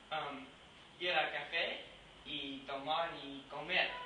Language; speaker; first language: Spanish; non-native, learner; English